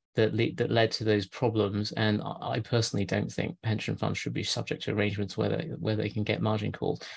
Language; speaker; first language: English; native; English